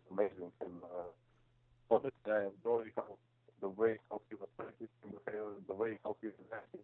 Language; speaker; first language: English; non-native, fluent; Slovenian